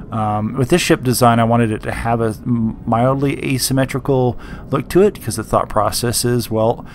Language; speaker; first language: English; native; English